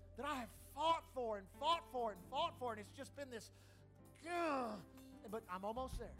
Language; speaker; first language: English; native; English